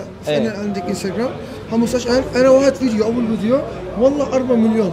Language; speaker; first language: Arabic; early bilingual, heritage; Turkish